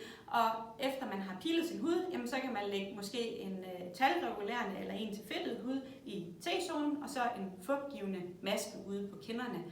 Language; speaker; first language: Danish; native; Danish